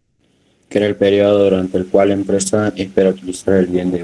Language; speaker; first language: Spanish; native; Spanish